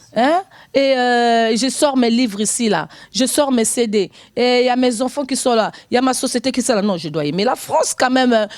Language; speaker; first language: French; non-native, local second language; Lingala